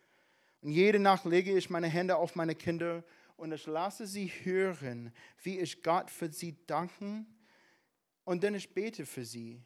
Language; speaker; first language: German; non-native, fluent; English